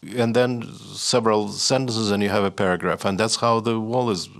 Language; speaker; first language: English; non-native, fluent; Russian